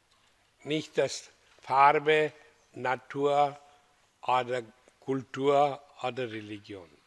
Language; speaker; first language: German; non-native, learner; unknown